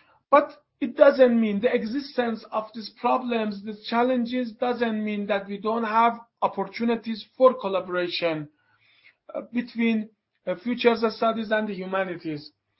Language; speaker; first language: English; non-native, fluent; Persian